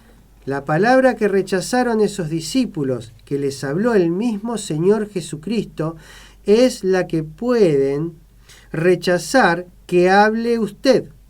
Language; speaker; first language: Spanish; native; Spanish